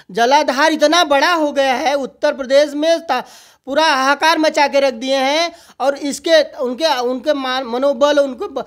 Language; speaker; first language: Hindi; native; Hindi